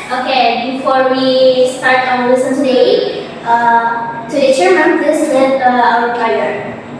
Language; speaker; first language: English; non-native, learner; Indonesian